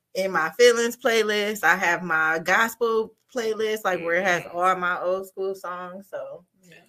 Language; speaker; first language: English; native; English